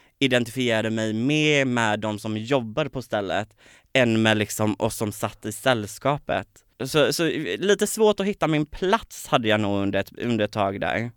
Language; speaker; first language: Swedish; native; Swedish